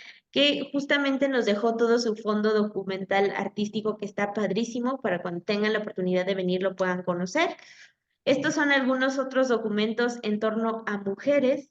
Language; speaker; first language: Spanish; native; Spanish